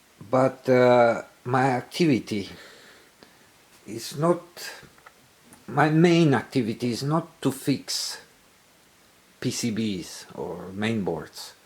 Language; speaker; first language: English; non-native, learner; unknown